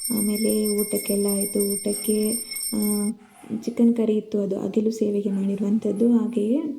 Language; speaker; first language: Kannada; non-native, local second language; Tulu